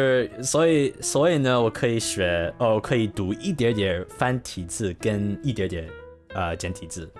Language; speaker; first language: Chinese; non-native, learner; English